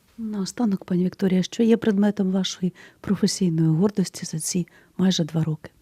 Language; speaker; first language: Ukrainian; native; Ukrainian